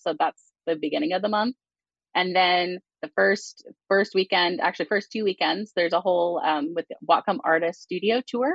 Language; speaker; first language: English; native; English